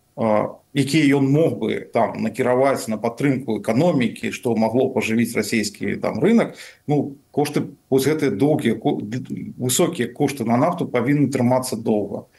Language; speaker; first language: Belarusian; non-native, local second language; Russian